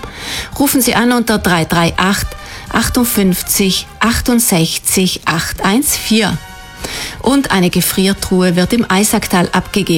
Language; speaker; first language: German; native; German